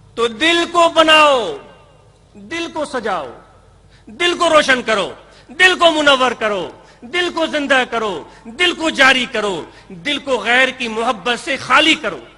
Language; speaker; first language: Urdu; non-native, local second language; Sindhi